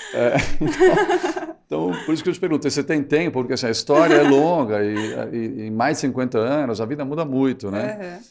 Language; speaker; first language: Portuguese; early bilingual, other home language; Spanish